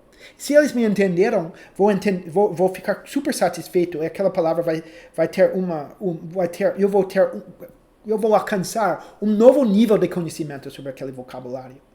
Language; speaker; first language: Portuguese; non-native, fluent; English